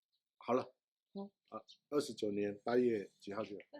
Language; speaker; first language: Chinese; non-native, local second language; Amis